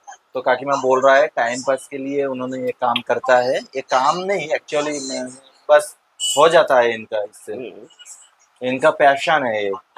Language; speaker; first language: Hindi; non-native, local second language; Bangla